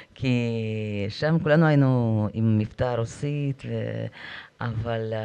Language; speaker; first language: Hebrew; non-native, fluent; Russian